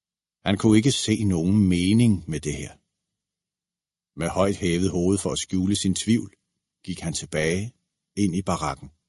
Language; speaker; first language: Danish; native; Danish